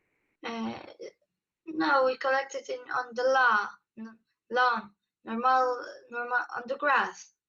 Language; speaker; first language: English; non-native, fluent; Polish